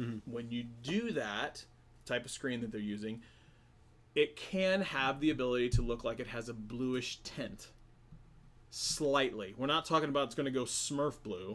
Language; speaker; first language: English; native; English